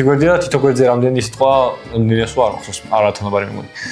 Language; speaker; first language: Georgian; native; Georgian